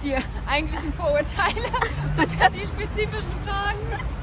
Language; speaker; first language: German; native; German